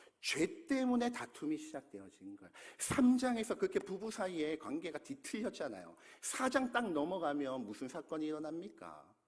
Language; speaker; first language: Korean; native; Korean